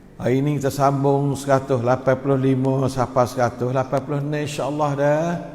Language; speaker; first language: Malay; native; Malay